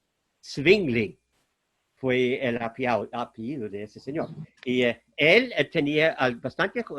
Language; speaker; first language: Spanish; non-native, fluent; German